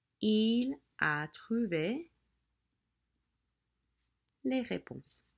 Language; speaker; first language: French; non-native, fluent; English